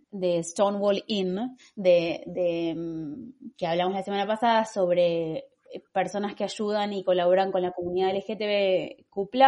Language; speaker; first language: Spanish; native; Spanish